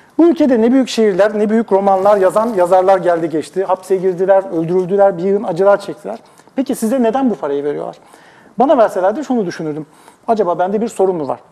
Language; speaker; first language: Turkish; native; Turkish